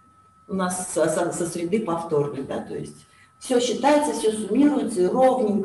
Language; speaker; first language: Russian; native; Russian